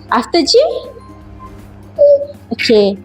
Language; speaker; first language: English; non-native, local second language; Malay